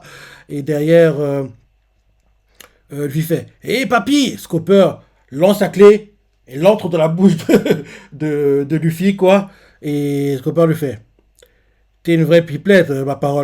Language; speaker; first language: French; native; French